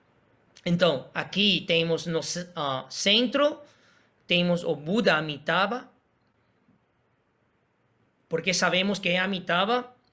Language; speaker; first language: Portuguese; non-native, fluent; Spanish